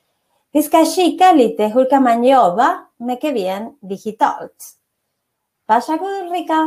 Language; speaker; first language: Swedish; non-native, fluent; Spanish